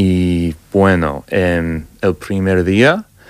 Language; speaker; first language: Spanish; non-native, learner; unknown